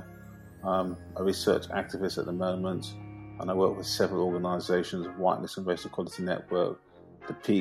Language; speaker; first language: English; native; English